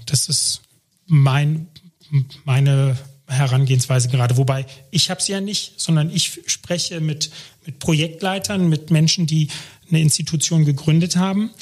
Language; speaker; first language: German; native; German